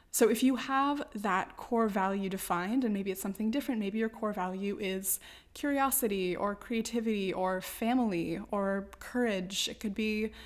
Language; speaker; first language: English; native; English